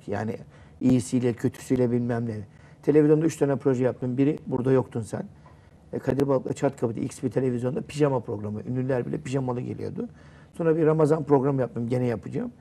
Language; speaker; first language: Turkish; native; Turkish